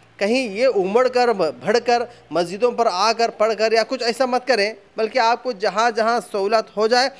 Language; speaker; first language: Hindi; non-native, local second language; Urdu